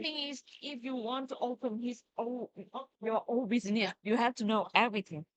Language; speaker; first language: English; non-native, learner; Vietnamese